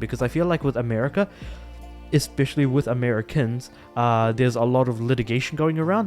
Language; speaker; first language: English; native; English